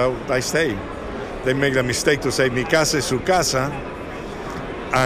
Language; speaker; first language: English; non-native, fluent; Spanish